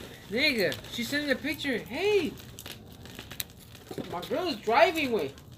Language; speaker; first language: English; early bilingual, other home language; Spanish